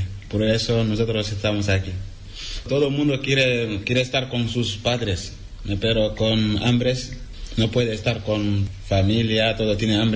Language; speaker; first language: Spanish; non-native, learner; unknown